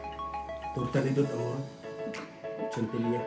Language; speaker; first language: Italian; non-native, learner; Filipino